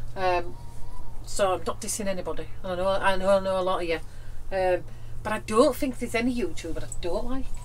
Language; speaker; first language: English; native; English